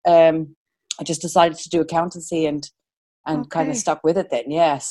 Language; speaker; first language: English; native; English